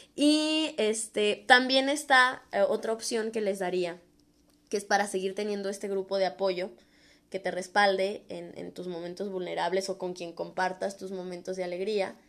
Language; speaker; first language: Spanish; native; Spanish